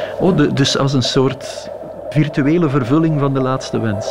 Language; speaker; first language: Dutch; native; Dutch